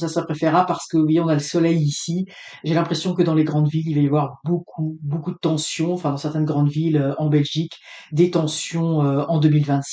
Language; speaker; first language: French; native; French